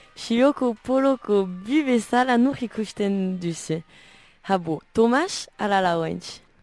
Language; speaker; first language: Basque; native; Basque